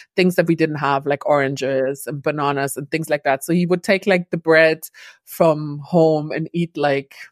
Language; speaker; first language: English; non-native, fluent; German